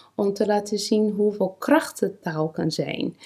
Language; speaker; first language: Dutch; non-native, fluent; Portuguese